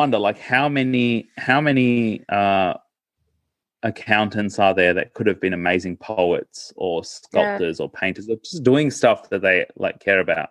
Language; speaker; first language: English; native; English